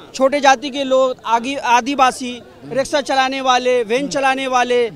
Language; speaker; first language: Hindi; non-native, local second language; Bangla